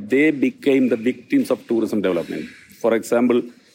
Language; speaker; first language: English; non-native, local second language; Malayalam